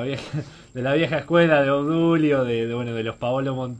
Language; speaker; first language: Spanish; native; Spanish